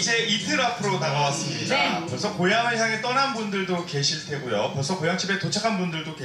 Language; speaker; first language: Korean; native; Korean